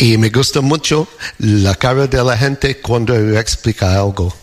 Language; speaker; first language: Spanish; non-native, fluent; English